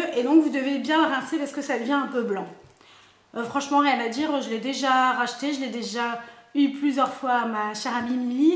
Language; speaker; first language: French; native; French